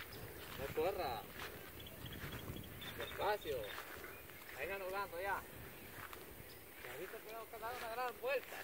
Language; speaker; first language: Spanish; native; Spanish